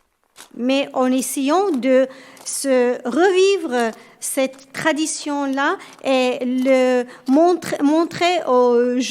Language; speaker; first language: French; non-native, local second language; Berber languages